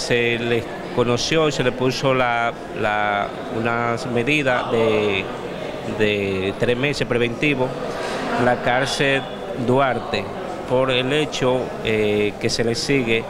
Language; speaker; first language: Spanish; native; Spanish